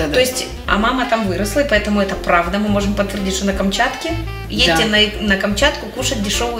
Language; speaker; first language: Russian; native; Russian